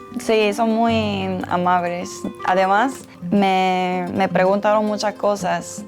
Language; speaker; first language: Spanish; non-native, fluent; Japanese